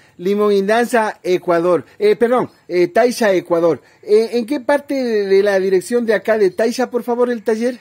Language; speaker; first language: Spanish; native; Spanish